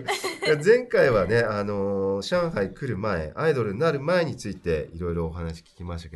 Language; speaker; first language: Japanese; native; Japanese